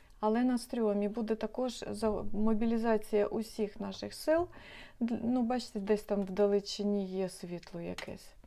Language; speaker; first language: Ukrainian; non-native, local second language; Russian